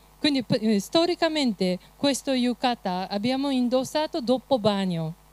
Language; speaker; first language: Italian; non-native, fluent; Japanese